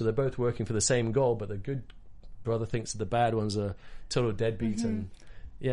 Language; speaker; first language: English; native; English